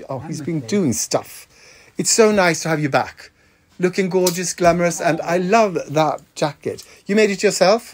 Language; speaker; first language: English; non-native, fluent; Swedish